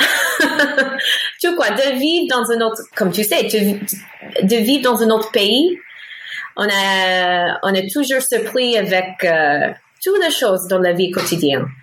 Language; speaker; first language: French; non-native, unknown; English